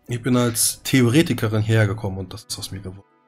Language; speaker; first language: German; native; German